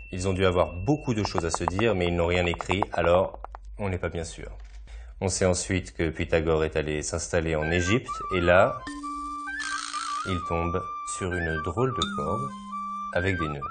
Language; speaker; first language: French; native; French